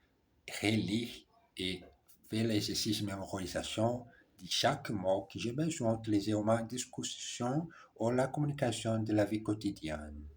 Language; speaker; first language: French; non-native, learner; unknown